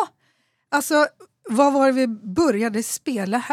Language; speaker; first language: Swedish; native; Swedish